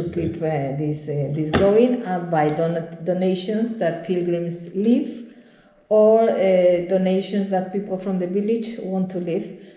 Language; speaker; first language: English; non-native, fluent; Spanish